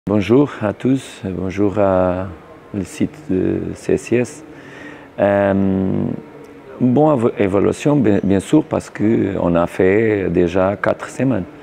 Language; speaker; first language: French; non-native, learner; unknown